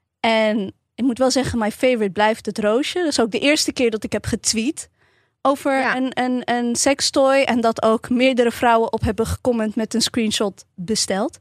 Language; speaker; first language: Dutch; early bilingual, other home language; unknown